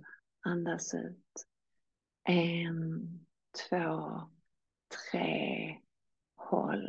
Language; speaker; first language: Swedish; native; Swedish